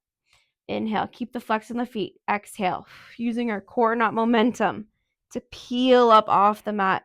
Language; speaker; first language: English; native; English